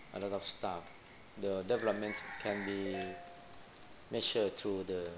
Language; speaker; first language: English; non-native, fluent; Thai